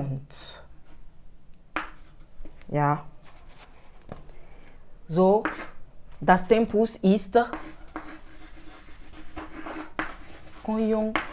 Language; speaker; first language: German; non-native, fluent; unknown